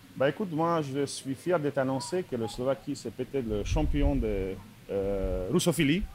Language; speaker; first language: French; non-native, fluent; Slovak